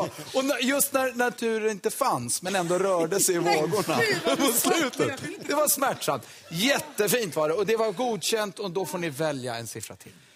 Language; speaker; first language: Swedish; native; Swedish